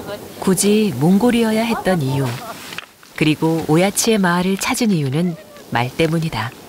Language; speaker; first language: Korean; native; Korean